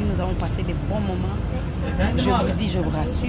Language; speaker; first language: French; non-native, local second language; Lingala